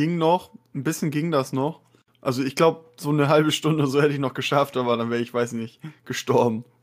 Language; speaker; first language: German; native; German